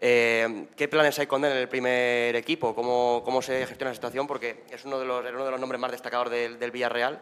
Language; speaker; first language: Spanish; native; Spanish